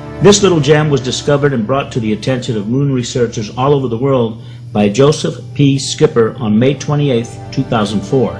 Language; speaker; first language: English; native; English